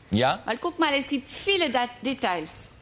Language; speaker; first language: German; non-native, fluent; French